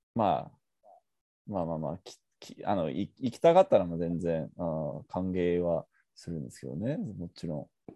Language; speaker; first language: Japanese; non-native, fluent; English